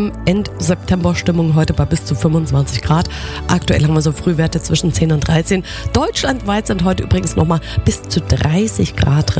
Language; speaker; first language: German; native; German